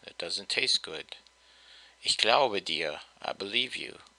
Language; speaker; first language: English; native; English